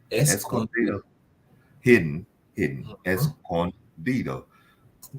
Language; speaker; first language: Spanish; non-native, learner; English